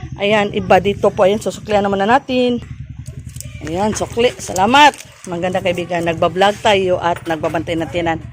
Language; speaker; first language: Filipino; non-native, local second language; Cebuano